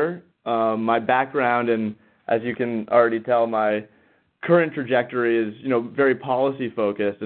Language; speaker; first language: English; native; English